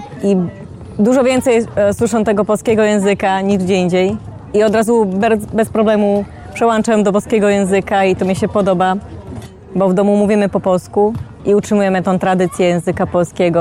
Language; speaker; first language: Polish; early bilingual, heritage; Polish